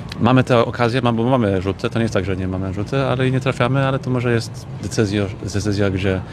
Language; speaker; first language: Polish; early bilingual, heritage; English